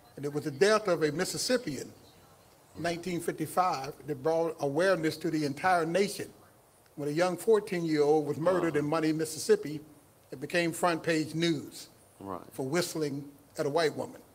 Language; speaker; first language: English; native; English